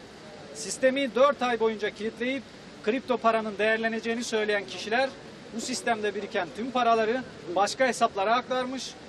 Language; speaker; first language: Turkish; native; Turkish